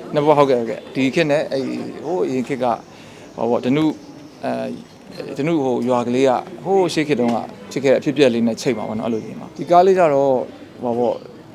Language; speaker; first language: Burmese; non-native, local second language; Shan